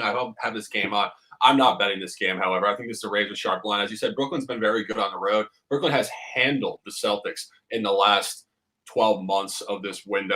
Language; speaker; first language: English; native; English